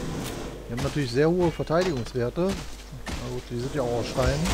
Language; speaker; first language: German; native; German